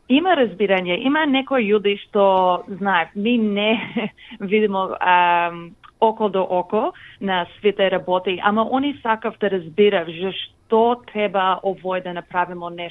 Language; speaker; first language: Macedonian; early bilingual, heritage; English